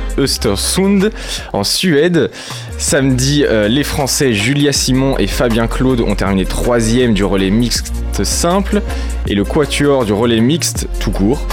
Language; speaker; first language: French; native; French